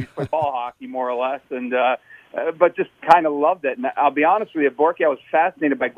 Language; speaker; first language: English; native; English